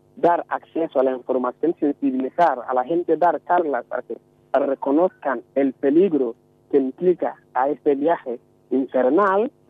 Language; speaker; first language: Spanish; non-native, fluent; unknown